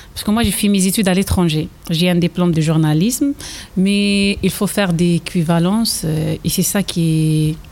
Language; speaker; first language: French; non-native, local second language; Arabic